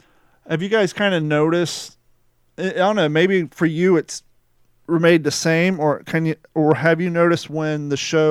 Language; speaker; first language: English; native; English